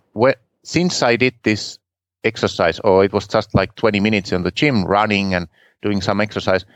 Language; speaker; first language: English; non-native, fluent; Finnish